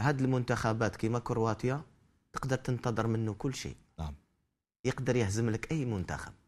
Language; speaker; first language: Arabic; native; Arabic